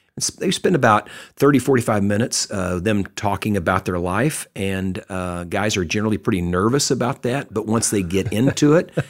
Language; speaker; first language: English; native; English